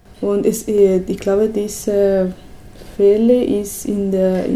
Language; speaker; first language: German; non-native, learner; Spanish